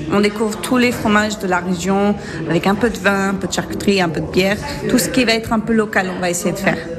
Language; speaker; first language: French; native; French